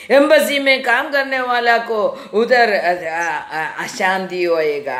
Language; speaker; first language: Hindi; non-native, local second language; Malayalam